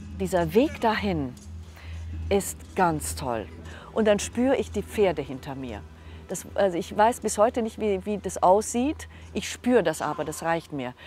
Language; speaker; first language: German; non-native, local second language; Hungarian